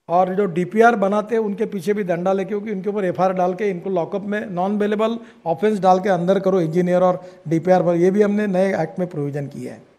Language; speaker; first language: Hindi; non-native, local second language; Marathi